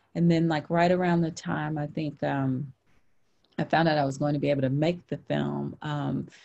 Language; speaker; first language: English; native; English